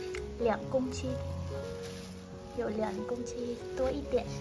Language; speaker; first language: Chinese; non-native, learner; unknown